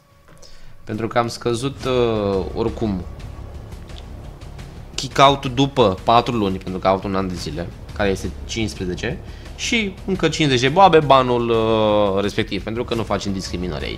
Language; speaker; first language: Romanian; native; Romanian